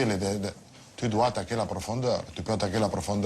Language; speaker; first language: French; non-native, fluent; Italian